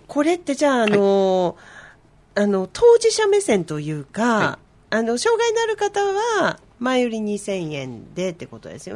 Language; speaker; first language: Japanese; native; Japanese